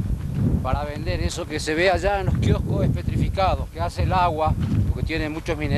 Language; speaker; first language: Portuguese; non-native, learner; Spanish